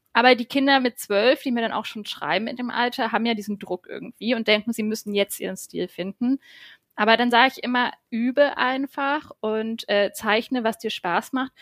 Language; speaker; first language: German; native; German